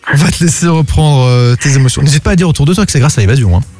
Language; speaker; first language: French; native; French